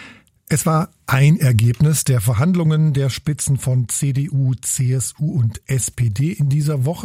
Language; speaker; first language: German; native; German